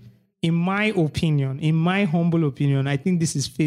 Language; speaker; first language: English; non-native, local second language; Yoruba